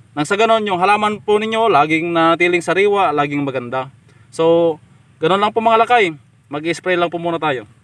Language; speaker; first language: Filipino; non-native, local second language; Iloko